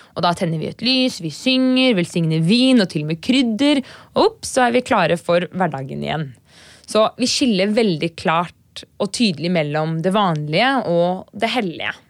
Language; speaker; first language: Norwegian; native; Norwegian